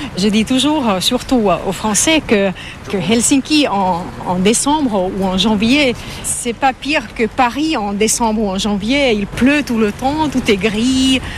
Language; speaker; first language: French; non-native, fluent; Finnish